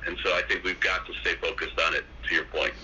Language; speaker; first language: English; native; English